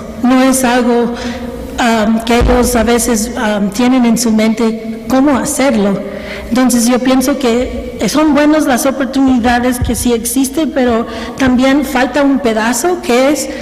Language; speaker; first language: Spanish; early bilingual, heritage; Spanish